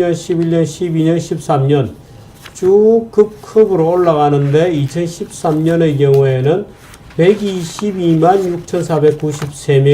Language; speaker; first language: Korean; native; Korean